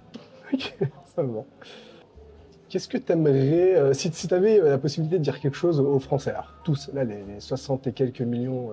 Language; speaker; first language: French; native; French